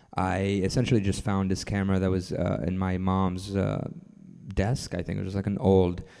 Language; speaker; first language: English; non-native, fluent; French